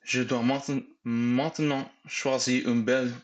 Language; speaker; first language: French; non-native, learner; English